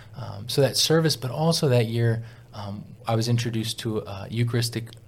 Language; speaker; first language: English; native; English